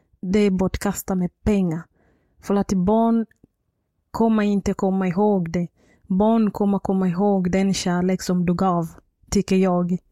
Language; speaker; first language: Swedish; non-native, fluent; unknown